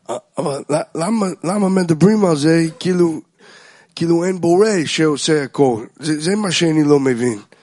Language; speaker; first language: Hebrew; non-native, fluent; English